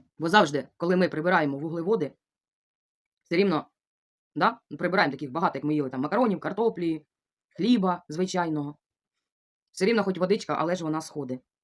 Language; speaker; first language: Ukrainian; non-native, local second language; Russian